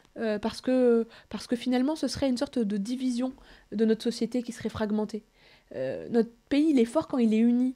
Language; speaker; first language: French; native; French